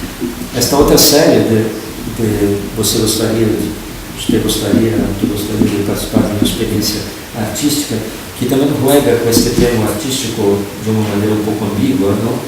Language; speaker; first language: Spanish; non-native, fluent; Portuguese